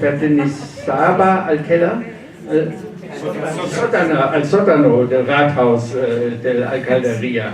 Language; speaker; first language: Spanish; non-native, learner; German